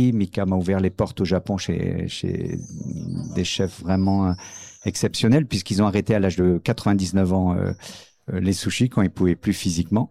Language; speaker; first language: French; native; French